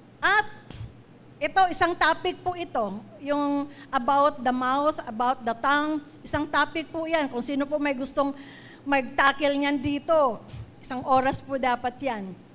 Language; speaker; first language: Filipino; non-native, local second language; Cebuano